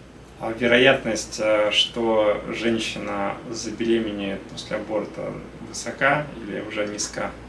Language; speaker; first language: Russian; native; Russian